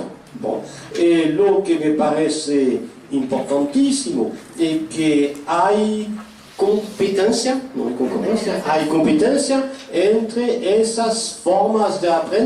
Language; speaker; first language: Portuguese; non-native, fluent; French